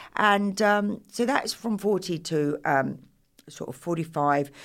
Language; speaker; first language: English; native; English